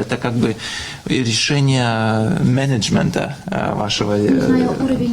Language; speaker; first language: Russian; non-native, fluent; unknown